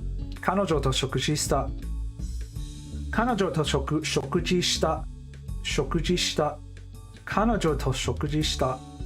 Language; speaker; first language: Japanese; non-native, learner; English